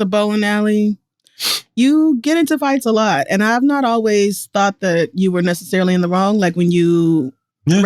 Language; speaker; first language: English; native; English